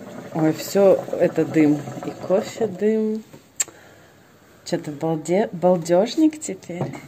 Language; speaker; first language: Russian; native; Russian